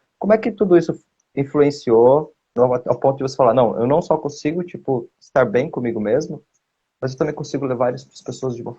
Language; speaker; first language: Portuguese; native; Portuguese